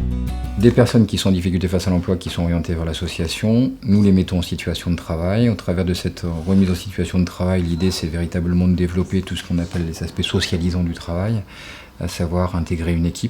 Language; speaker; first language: French; native; French